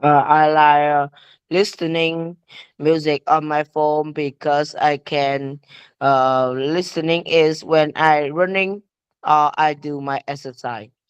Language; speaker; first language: English; non-native, learner; Vietnamese